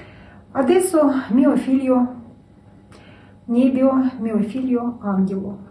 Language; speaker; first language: Italian; non-native, learner; Ukrainian